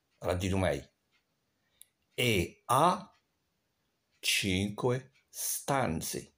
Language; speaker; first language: Italian; non-native, fluent; Arabic